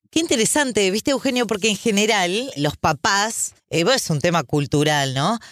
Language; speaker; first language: Spanish; native; Spanish